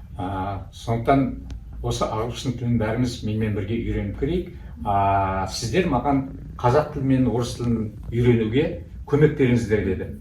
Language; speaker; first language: Kazakh; native; Kazakh